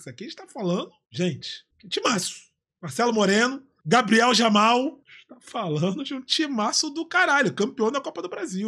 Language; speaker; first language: Portuguese; native; Portuguese